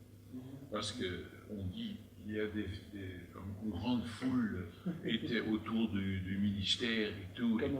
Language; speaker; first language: French; non-native, fluent; Dutch